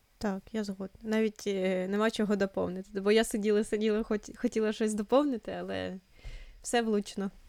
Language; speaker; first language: Ukrainian; non-native, local second language; Russian